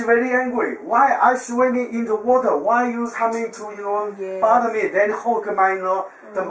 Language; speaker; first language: English; non-native, learner; Chinese